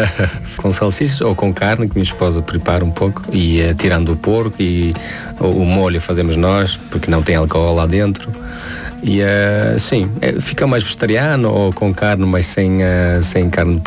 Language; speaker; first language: Portuguese; non-native, learner; Tajik